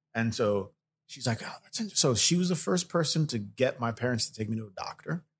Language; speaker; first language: English; early bilingual, other home language; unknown